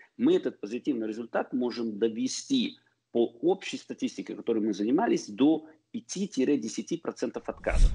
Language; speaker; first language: Russian; early bilingual, heritage; Russian